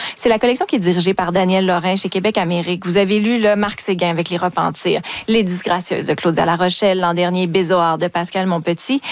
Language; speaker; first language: French; native; French